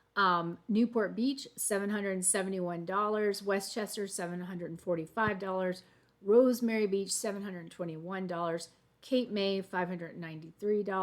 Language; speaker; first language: English; native; English